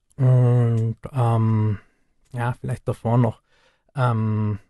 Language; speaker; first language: German; native; German